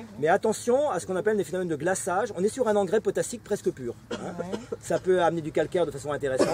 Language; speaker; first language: French; native; French